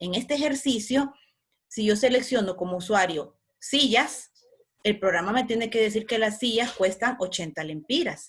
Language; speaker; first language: Spanish; native; Spanish